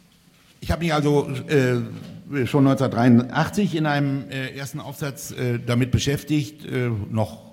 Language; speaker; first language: German; native; German